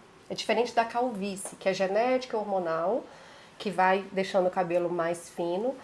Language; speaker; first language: Portuguese; native; Portuguese